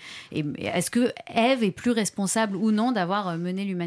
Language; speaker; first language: French; native; French